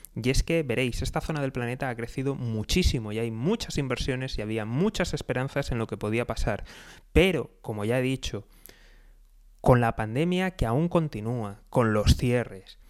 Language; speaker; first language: Spanish; native; Spanish